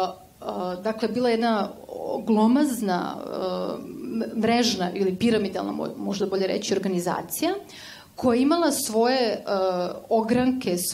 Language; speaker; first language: Serbian; native; Serbian